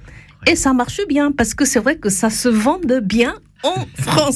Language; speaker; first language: French; non-native, fluent; Japanese